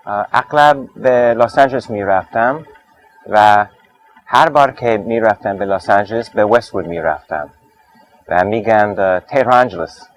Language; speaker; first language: Persian; non-native, fluent; English